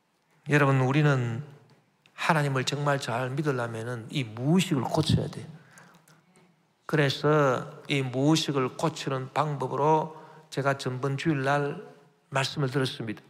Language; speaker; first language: Korean; native; Korean